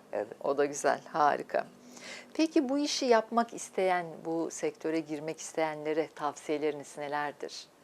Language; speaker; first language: Turkish; native; Turkish